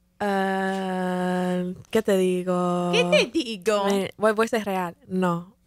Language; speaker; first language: Spanish; early bilingual, heritage; Spanish